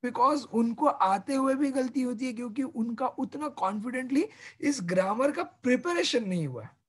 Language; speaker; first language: Hindi; non-native, local second language; Marathi